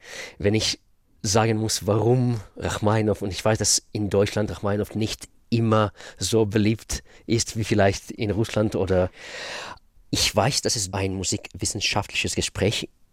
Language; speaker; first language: German; non-native, fluent; Russian